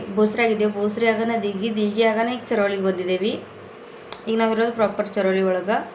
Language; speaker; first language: Kannada; native; Kannada